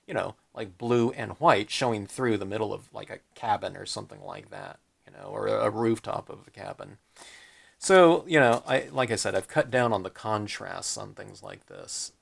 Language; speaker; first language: English; native; English